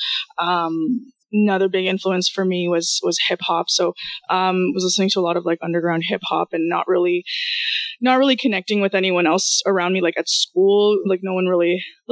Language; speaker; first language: English; non-native, fluent; Russian